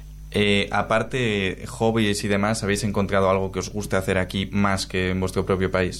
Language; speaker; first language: Spanish; native; Spanish